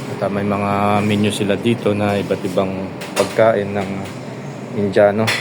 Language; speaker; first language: Filipino; non-native, local second language; Pampanga